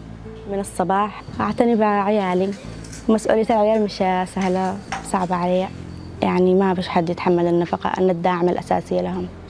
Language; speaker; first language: Arabic; native; Arabic